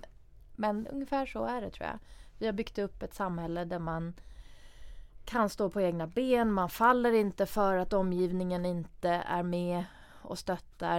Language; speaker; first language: Swedish; early bilingual, other home language; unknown